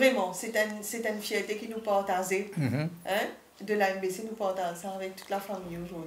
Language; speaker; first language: French; non-native, local second language; Morisyen